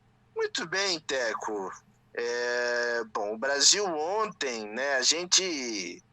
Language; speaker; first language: Portuguese; native; Portuguese